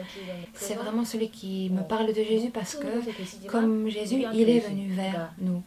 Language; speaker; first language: French; non-native, fluent; Korean